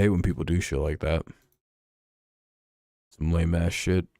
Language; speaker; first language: English; native; English